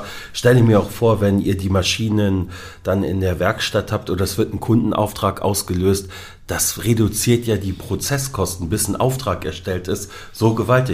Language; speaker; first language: German; native; German